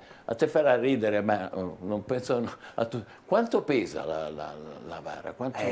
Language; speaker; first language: Italian; native; Italian